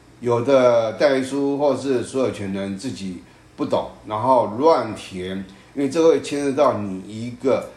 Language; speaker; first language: Chinese; native; Chinese